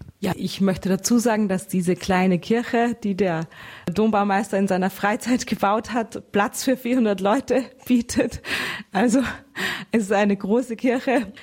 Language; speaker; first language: German; native; German